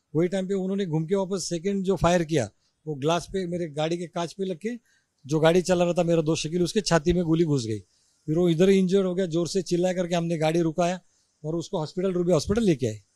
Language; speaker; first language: Hindi; non-native, local second language; Marathi